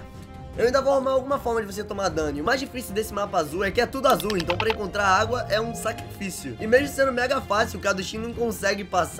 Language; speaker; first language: Portuguese; native; Portuguese